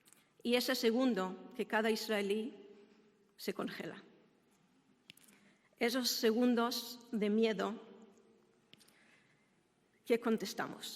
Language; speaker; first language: Spanish; non-native, fluent; Hebrew